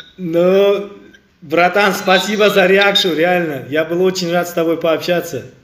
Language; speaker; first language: Russian; non-native, local second language; Uzbek